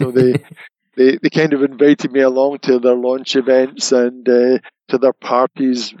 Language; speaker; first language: English; native; English